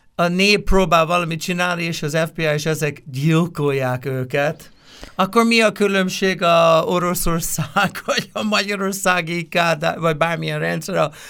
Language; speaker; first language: Hungarian; non-native, fluent; English